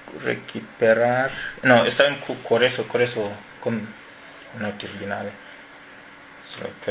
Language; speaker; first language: Spanish; non-native, learner; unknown